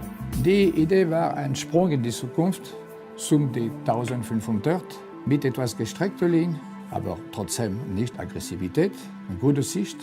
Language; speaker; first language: German; non-native, fluent; French